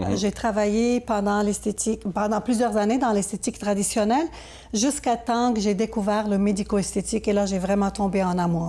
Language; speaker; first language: French; native; French